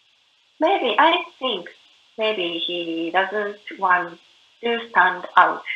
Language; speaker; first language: English; non-native, learner; Japanese